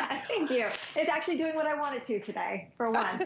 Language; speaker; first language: English; native; English